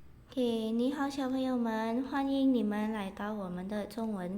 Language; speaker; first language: Chinese; non-native, fluent; Indonesian